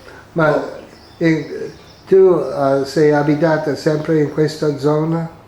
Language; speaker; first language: Italian; early bilingual, heritage; English